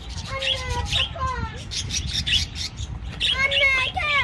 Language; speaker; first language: Turkish; early bilingual, heritage; Turkish